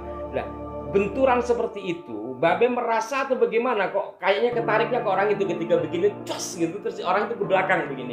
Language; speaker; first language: Indonesian; native; Indonesian